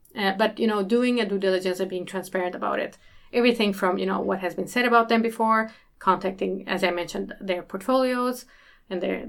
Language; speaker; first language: English; early bilingual, other home language; Swedish